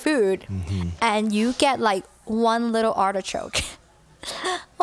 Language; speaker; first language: English; early bilingual, other home language; Cantonese